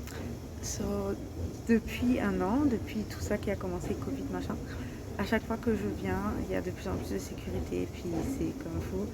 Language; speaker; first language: French; native; French